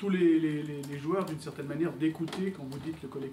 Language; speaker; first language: French; native; French